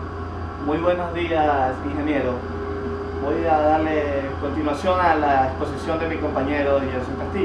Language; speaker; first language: Spanish; native; Spanish